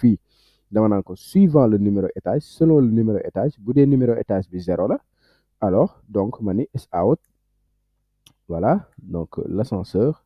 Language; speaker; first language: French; non-native, local second language; Wolof